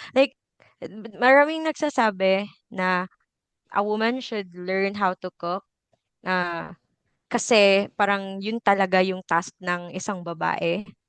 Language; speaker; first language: Filipino; non-native, local second language; Cebuano